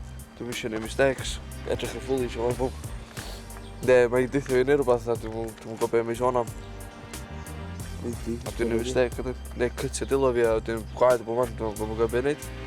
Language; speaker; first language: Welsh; native; Welsh